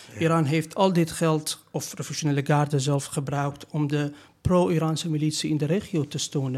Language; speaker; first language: Dutch; non-native, learner; Persian